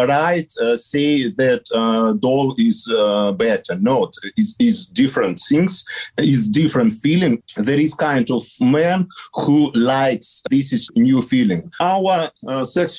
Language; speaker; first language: English; non-native, learner; Kazakh